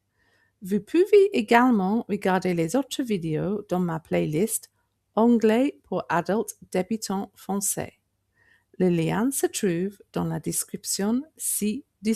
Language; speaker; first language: French; non-native, fluent; English